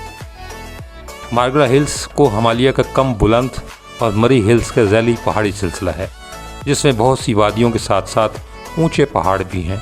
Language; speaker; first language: Urdu; native; Urdu